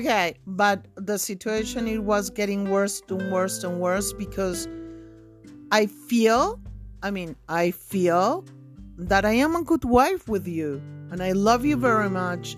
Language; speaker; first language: English; non-native, fluent; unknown